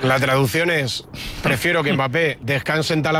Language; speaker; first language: Spanish; native; Spanish